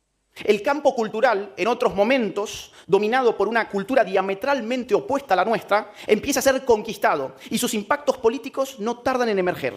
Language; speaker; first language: Spanish; native; Spanish